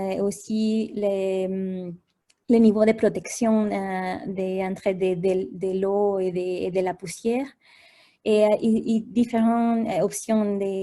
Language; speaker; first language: French; non-native, fluent; Spanish